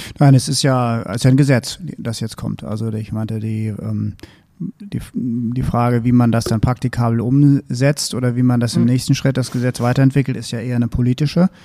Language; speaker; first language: German; native; German